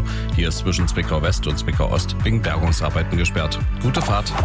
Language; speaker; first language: German; native; German